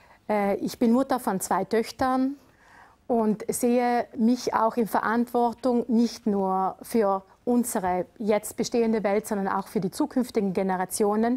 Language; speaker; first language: German; native; German